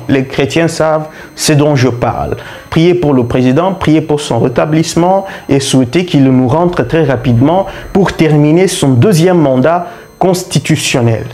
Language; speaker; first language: French; non-native, local second language; Luba-Lulua